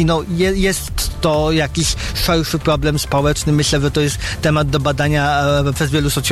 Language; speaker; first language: Polish; native; Polish